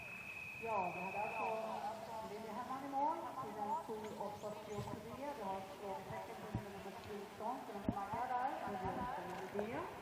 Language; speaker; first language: Swedish; native; Swedish